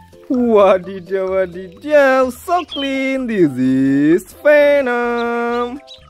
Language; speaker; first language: English; non-native, learner; Indonesian